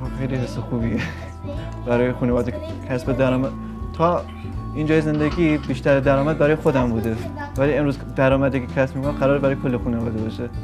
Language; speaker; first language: Persian; non-native, local second language; Kurdish